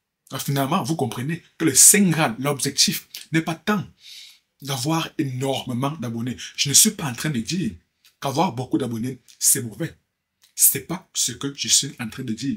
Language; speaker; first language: French; native; French